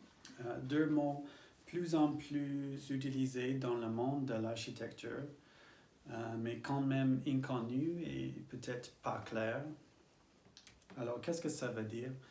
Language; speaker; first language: French; non-native, learner; English